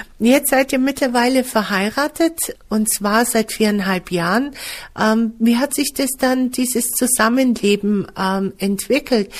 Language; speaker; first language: German; native; German